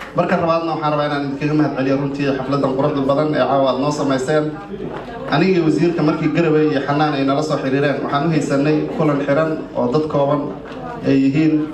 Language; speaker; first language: Somali; native; Somali